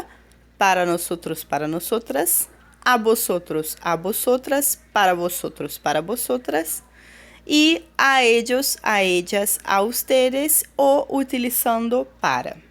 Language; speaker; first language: Spanish; non-native, fluent; Portuguese